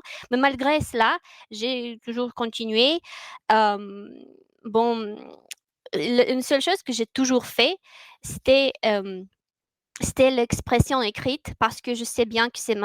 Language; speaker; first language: French; non-native, fluent; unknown